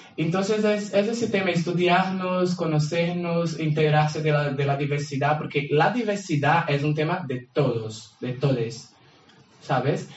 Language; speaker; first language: Spanish; non-native, fluent; Portuguese